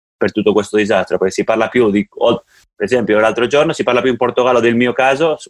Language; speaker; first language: Italian; non-native, fluent; Catalan